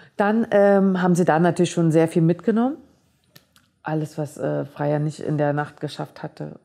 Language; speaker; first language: German; native; German